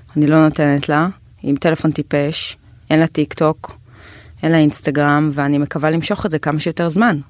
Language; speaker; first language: Hebrew; native; Hebrew